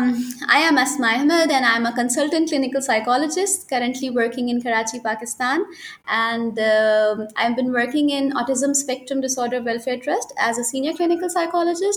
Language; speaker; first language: English; non-native, local second language; Urdu